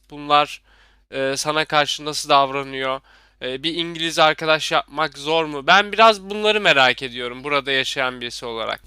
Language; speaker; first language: Turkish; native; Turkish